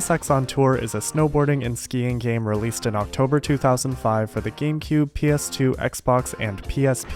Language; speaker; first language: English; native; English